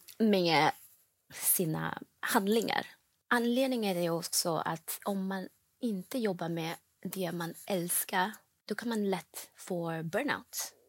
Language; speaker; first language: Swedish; non-native, fluent; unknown